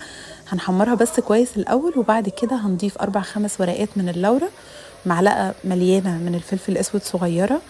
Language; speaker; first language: Arabic; native; Arabic